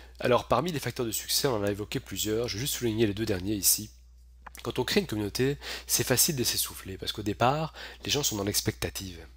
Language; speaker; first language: French; native; French